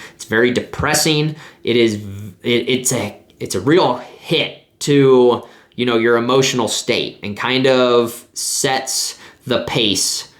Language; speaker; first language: English; native; English